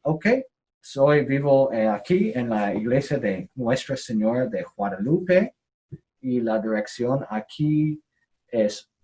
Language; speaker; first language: Spanish; non-native, learner; English